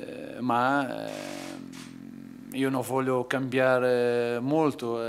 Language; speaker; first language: Italian; non-native, fluent; Portuguese